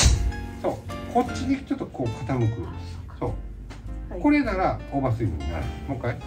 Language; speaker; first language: Japanese; native; Japanese